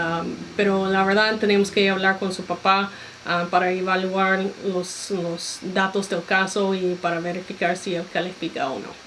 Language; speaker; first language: Spanish; non-native, fluent; English